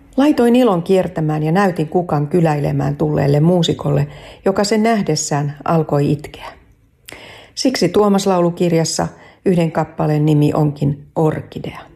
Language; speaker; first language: Finnish; native; Finnish